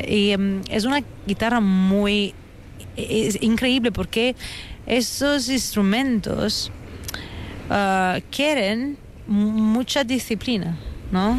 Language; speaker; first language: Spanish; non-native, fluent; Italian